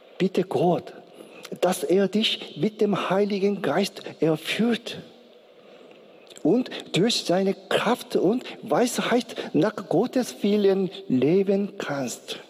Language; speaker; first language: German; non-native, learner; Korean